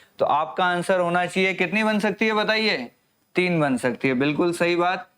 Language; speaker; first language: Hindi; native; Hindi